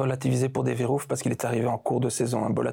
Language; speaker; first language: French; native; French